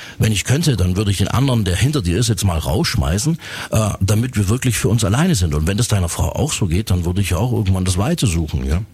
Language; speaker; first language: German; native; German